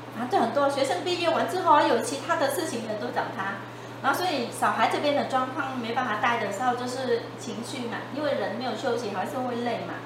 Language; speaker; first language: Chinese; non-native, fluent; Vietnamese